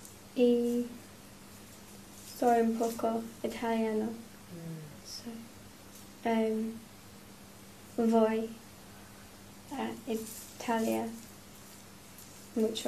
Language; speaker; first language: Spanish; non-native, learner; English